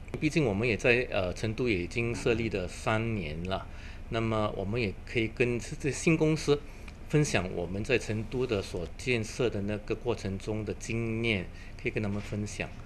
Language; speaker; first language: Chinese; native; Chinese